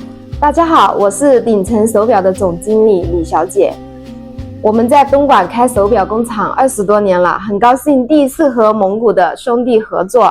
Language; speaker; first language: Chinese; native; Chinese